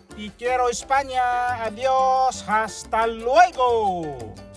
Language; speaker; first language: Spanish; non-native, learner; Filipino